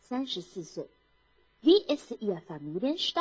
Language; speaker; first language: German; non-native, fluent; Chinese